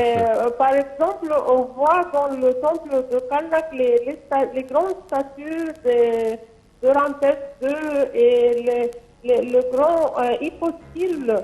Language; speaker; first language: French; non-native, local second language; Arabic